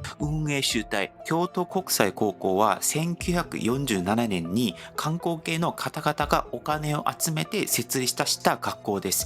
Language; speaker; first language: Japanese; non-native, fluent; Korean